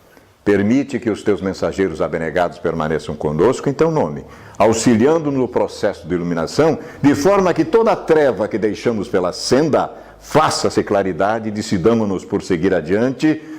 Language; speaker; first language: Portuguese; native; Portuguese